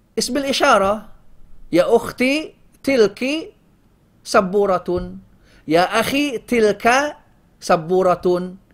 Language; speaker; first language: Arabic; non-native, fluent; Indonesian